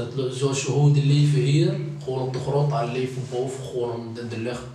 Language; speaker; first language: Dutch; non-native, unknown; Arabic